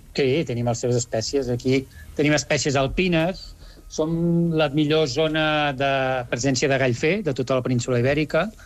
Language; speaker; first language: Catalan; native; Catalan